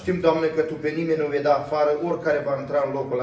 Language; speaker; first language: Romanian; native; Romanian